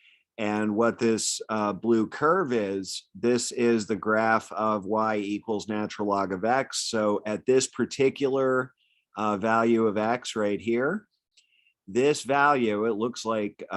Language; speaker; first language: English; native; English